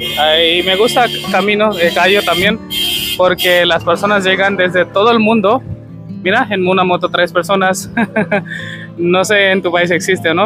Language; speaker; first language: Spanish; non-native, learner; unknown